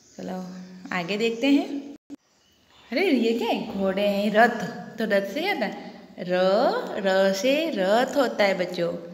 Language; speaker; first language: Hindi; non-native, local second language; Gujarati